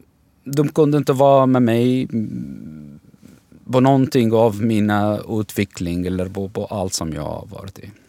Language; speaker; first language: Swedish; non-native, fluent; Arabic